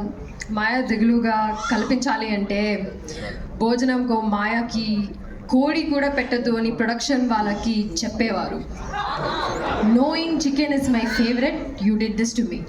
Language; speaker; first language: Telugu; non-native, learner; Malayalam